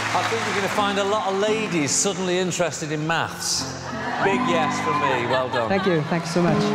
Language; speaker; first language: English; native; English